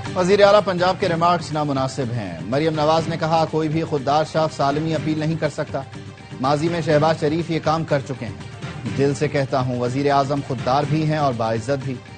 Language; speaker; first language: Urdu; native; Urdu